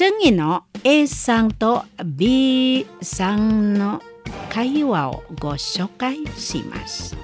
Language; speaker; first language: Japanese; non-native, fluent; Indonesian